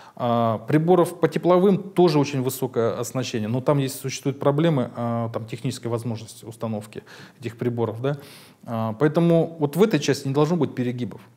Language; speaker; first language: Russian; native; Russian